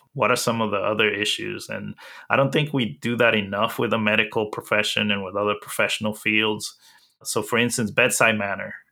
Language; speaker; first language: English; early bilingual, other home language; Spanish